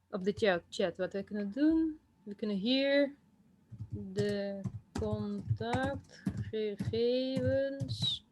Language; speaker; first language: Dutch; non-native, fluent; Russian